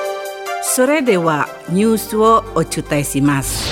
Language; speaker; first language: Japanese; non-native, fluent; Indonesian